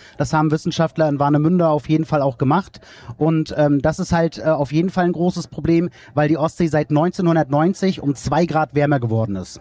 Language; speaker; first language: German; native; German